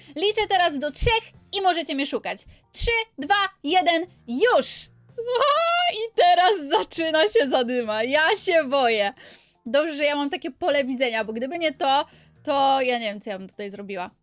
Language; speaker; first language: Polish; native; Polish